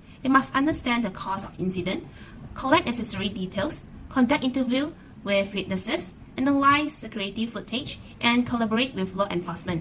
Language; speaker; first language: English; non-native, local second language; Malay